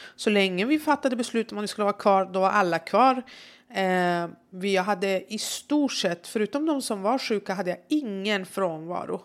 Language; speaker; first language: Swedish; early bilingual, other home language; Persian